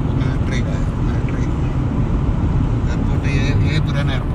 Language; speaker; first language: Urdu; non-native, learner; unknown